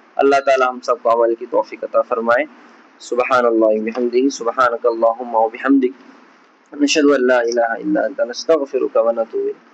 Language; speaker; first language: Urdu; native; Urdu